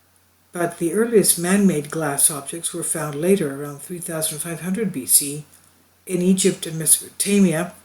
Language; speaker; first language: English; non-native, fluent; Greek